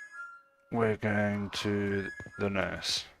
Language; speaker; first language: English; native; English